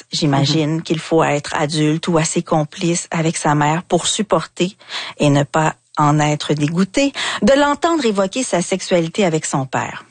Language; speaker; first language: French; native; French